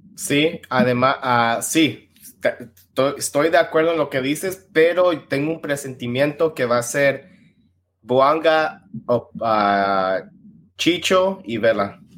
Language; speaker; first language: Spanish; early bilingual, heritage; Spanish